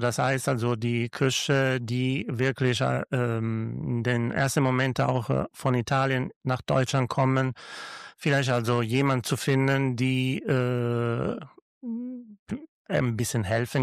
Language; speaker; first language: German; non-native, learner; Italian